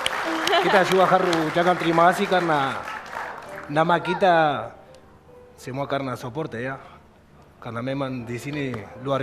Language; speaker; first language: Indonesian; non-native, fluent; Spanish